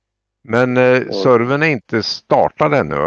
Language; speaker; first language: Swedish; native; Swedish